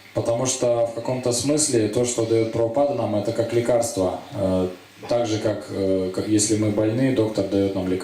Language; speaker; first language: Russian; native; Russian